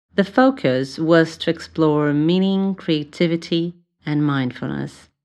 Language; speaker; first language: English; non-native, fluent; Portuguese